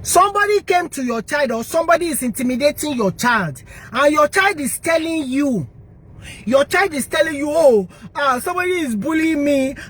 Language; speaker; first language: English; non-native, local second language; Yoruba